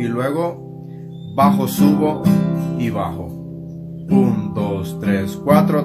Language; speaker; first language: Spanish; native; Spanish